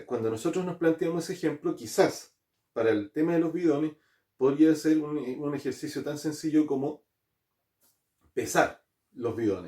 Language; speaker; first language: Spanish; native; Spanish